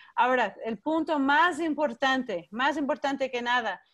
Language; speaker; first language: Spanish; non-native, fluent; English